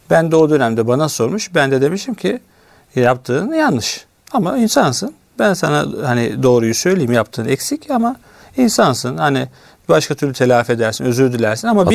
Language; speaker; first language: Turkish; native; Turkish